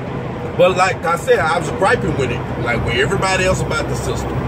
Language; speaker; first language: English; native; English